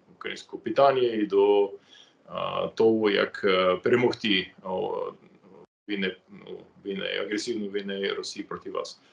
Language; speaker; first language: Ukrainian; non-native, fluent; English